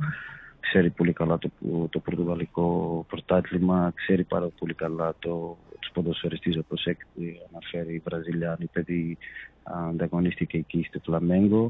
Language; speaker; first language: Greek; non-native, fluent; Portuguese